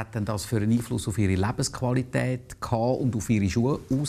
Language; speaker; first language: German; native; German